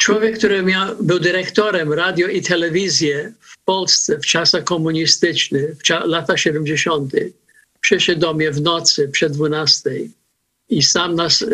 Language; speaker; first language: Polish; early bilingual, heritage; Polish